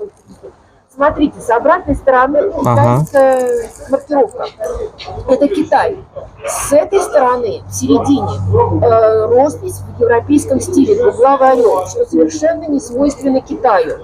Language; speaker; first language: Russian; native; Russian